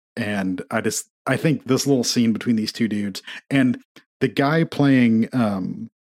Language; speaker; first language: English; native; English